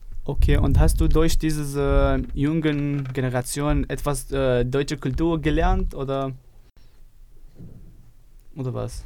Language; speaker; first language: German; non-native, learner; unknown